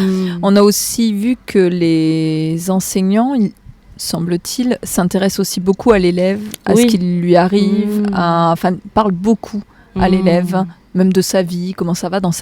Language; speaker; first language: French; native; French